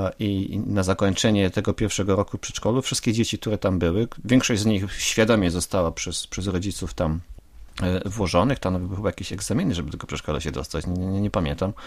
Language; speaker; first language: Polish; native; Polish